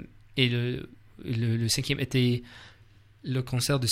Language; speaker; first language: French; non-native, learner; English